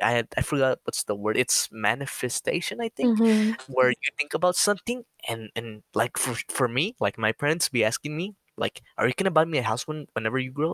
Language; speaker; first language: English; native; English